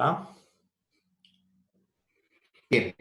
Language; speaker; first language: Spanish; native; Spanish